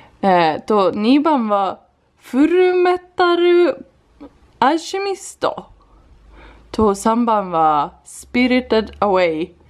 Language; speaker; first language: Japanese; non-native, learner; Swedish